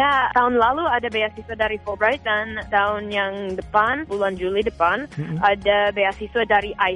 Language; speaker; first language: Indonesian; non-native, fluent; English